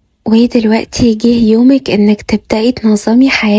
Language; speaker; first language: Arabic; native; Arabic